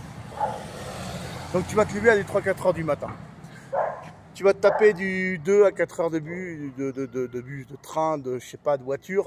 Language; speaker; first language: French; native; French